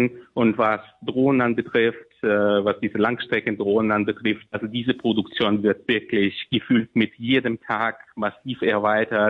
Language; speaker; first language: German; non-native, fluent; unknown